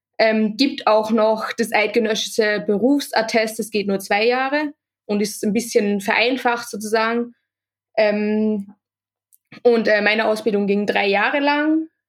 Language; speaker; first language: German; native; German